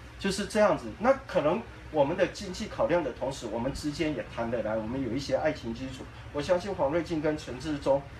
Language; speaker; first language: Chinese; native; Chinese